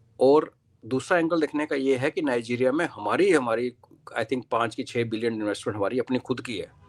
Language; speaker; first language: Hindi; non-native, local second language; Kashmiri